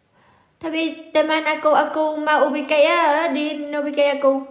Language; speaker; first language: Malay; non-native, learner; Vietnamese